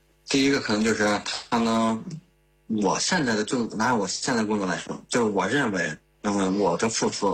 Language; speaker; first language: Chinese; native; Chinese